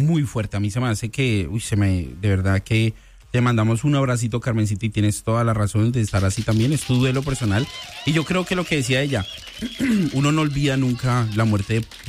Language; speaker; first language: Spanish; native; Spanish